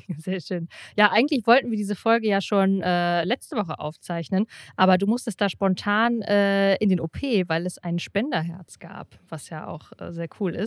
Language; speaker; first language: German; native; German